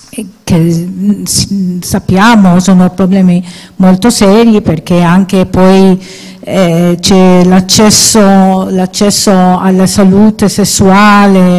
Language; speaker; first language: Italian; non-native, fluent; Maltese